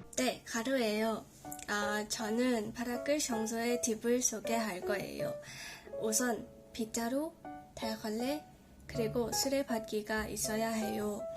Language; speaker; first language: Korean; non-native, learner; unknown